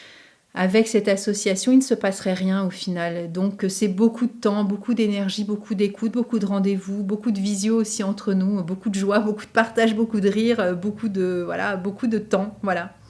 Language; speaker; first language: French; native; French